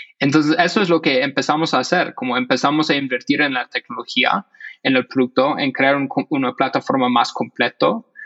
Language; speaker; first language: Spanish; non-native, fluent; English